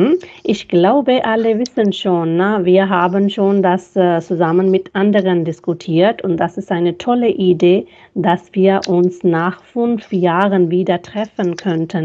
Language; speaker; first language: German; non-native, fluent; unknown